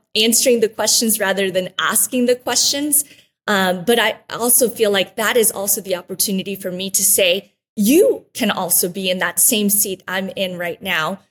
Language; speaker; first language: English; early bilingual, other home language; Spanish